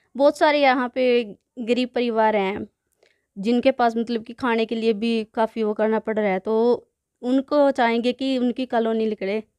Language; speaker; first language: Hindi; native; Hindi